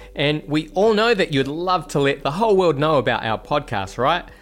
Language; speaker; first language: English; native; English